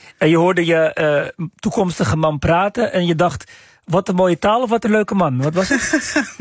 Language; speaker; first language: Dutch; native; Dutch